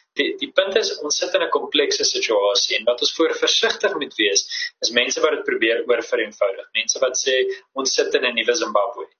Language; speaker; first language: Afrikaans; native; Afrikaans